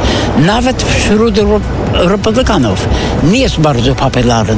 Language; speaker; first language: Polish; non-native, fluent; English